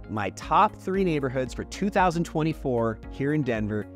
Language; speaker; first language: English; native; English